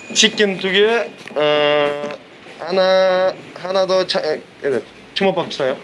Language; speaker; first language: Korean; non-native, learner; Kazakh